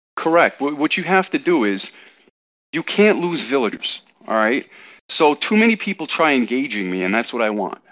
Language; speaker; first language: English; native; English